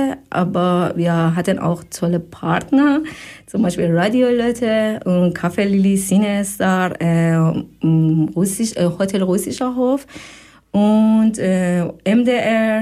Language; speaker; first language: German; non-native, fluent; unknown